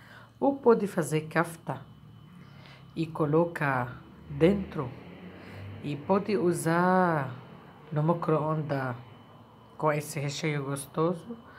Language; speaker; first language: Portuguese; non-native, fluent; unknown